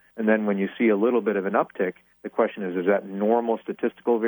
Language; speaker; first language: English; native; English